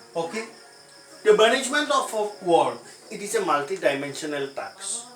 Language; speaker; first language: English; non-native, local second language; Assamese